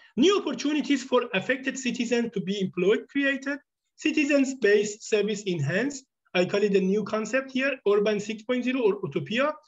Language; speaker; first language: English; non-native, fluent; Persian